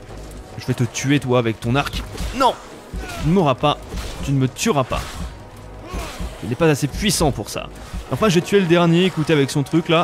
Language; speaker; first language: French; native; French